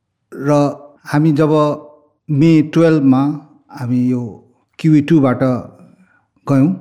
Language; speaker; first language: Nepali; native; Nepali